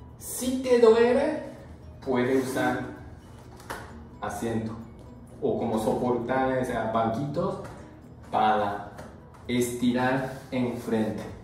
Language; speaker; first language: Spanish; non-native, learner; Japanese